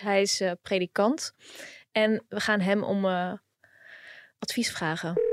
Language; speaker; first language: Dutch; native; Dutch